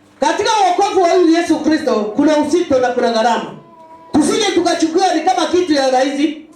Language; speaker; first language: Swahili; non-native, local second language; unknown